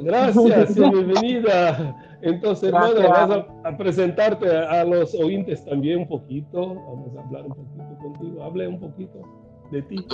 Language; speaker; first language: Spanish; non-native, fluent; Portuguese